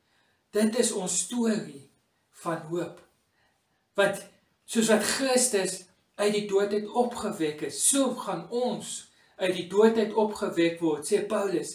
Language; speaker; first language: Afrikaans; native; Afrikaans